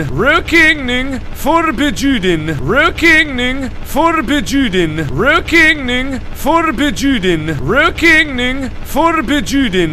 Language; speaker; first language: Swedish; non-native, learner; English